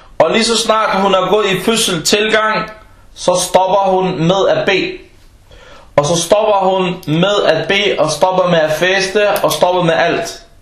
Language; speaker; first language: Danish; early bilingual, other home language; Arabic